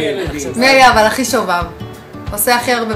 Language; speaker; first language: Hebrew; native; Hebrew